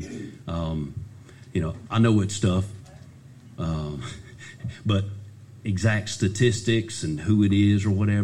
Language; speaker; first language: English; native; English